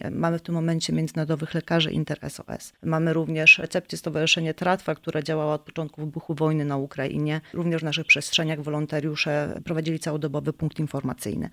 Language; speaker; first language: Polish; native; Polish